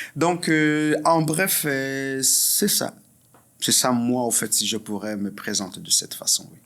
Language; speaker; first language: French; non-native, local second language; Swahili